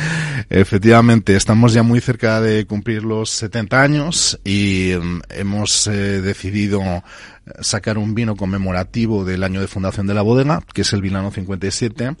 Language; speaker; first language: Spanish; native; Spanish